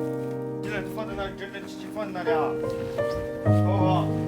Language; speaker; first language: Chinese; native; Chinese